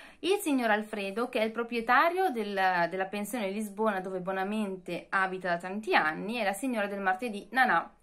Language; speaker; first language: Italian; native; Italian